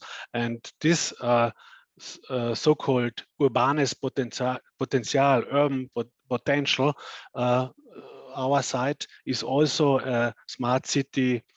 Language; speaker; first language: English; non-native, fluent; German